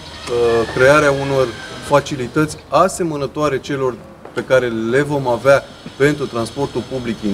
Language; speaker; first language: Romanian; native; Romanian